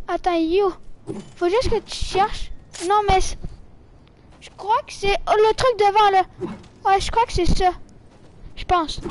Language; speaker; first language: French; native; French